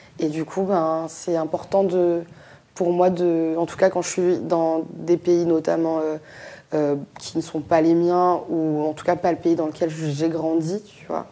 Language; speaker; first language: French; native; French